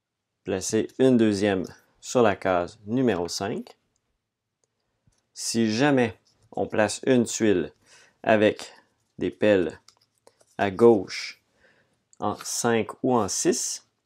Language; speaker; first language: French; native; French